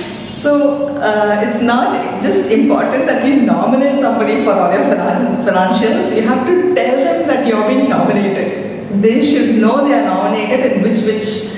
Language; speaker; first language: English; non-native, local second language; Tamil